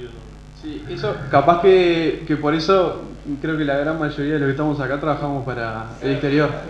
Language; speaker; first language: Spanish; native; Spanish